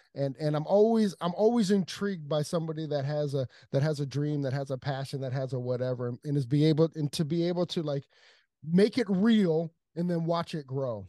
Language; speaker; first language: English; native; English